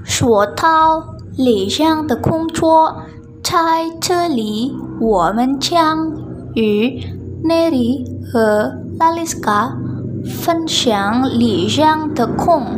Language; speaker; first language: Chinese; non-native, learner; Indonesian